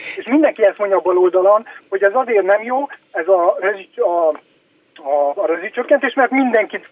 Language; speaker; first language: Hungarian; native; Hungarian